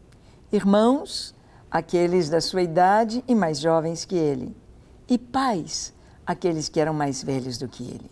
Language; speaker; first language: Portuguese; native; Portuguese